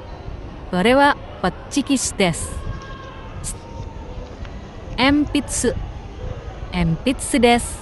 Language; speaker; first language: Japanese; non-native, fluent; Indonesian